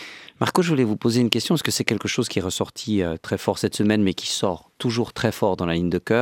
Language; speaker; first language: French; native; French